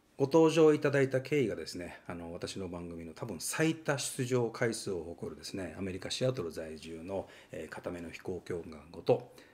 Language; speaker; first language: Japanese; native; Japanese